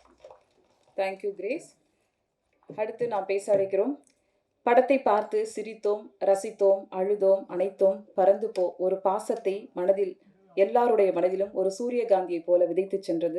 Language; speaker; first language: Tamil; native; Tamil